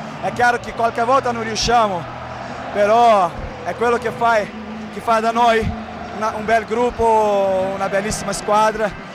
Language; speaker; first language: Italian; non-native, fluent; Portuguese